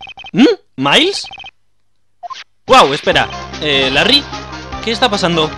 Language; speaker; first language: Spanish; native; Spanish